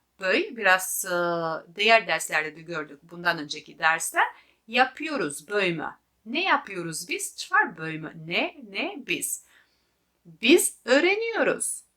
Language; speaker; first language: Turkish; non-native, fluent; Albanian